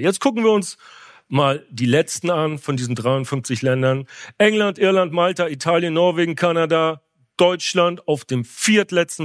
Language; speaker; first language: German; native; German